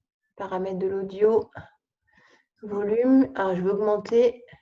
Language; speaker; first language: French; native; French